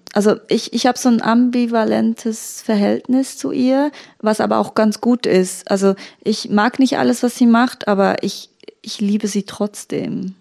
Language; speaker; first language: German; early bilingual, other home language; Turkish